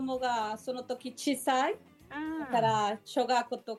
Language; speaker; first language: Japanese; non-native, learner; Spanish